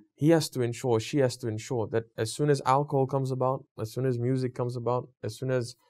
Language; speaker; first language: English; native; English